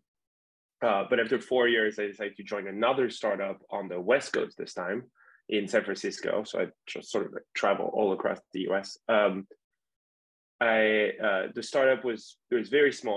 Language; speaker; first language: English; non-native, fluent; French